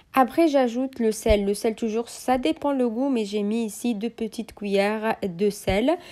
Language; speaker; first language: French; non-native, local second language; Arabic